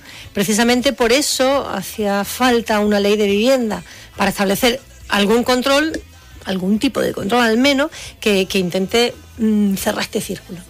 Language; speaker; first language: Spanish; native; Spanish